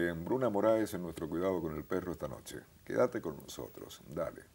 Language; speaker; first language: Spanish; native; Spanish